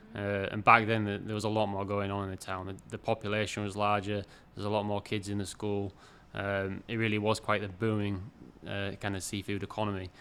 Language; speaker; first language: English; native; English